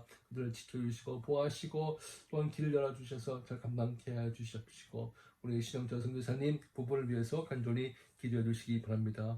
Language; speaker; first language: Korean; native; Korean